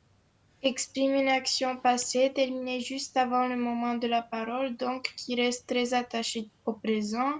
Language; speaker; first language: French; non-native, learner; Romanian